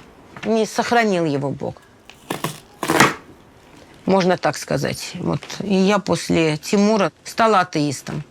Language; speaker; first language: Russian; native; Russian